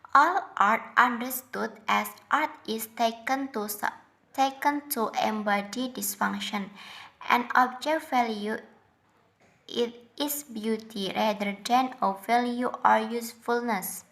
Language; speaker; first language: English; non-native, learner; Indonesian